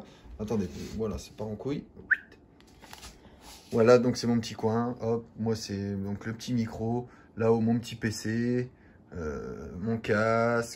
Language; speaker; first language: French; native; French